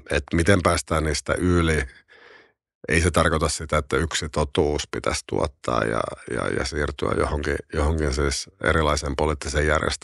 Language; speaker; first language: Finnish; native; Finnish